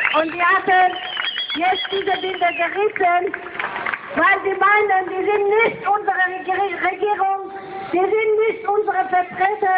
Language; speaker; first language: German; non-native, fluent; Persian